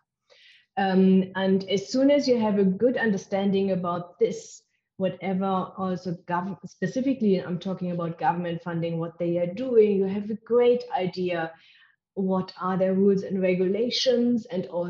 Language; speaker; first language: English; non-native, fluent; German